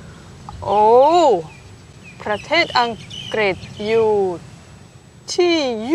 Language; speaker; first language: Thai; non-native, learner; English